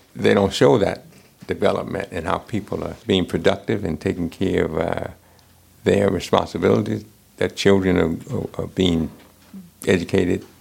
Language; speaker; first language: English; native; English